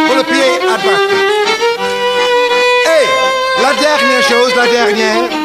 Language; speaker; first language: French; non-native, learner; English